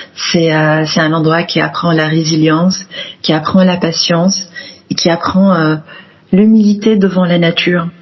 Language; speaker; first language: French; non-native, local second language; Arabic